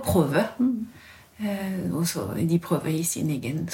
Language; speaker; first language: Norwegian; non-native, fluent; French